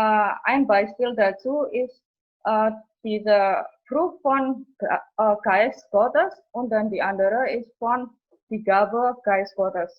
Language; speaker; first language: German; non-native, fluent; Indonesian